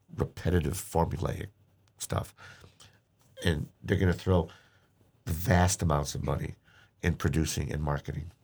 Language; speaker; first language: English; native; English